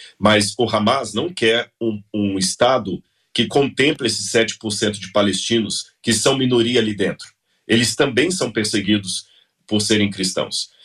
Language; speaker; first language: Portuguese; native; Portuguese